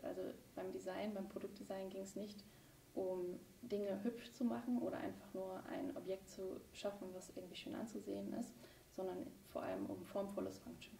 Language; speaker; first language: German; native; German